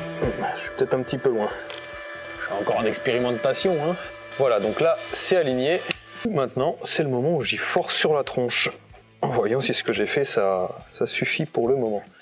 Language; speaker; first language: French; native; French